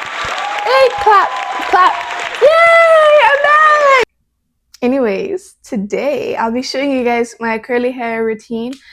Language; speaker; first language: English; native; English